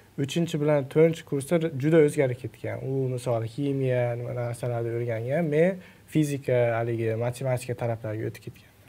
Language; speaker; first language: Uzbek; early bilingual, heritage; Uzbek